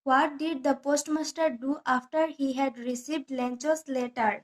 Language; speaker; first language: English; non-native, local second language; Assamese